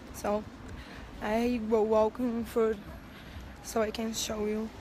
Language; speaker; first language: English; non-native, learner; Portuguese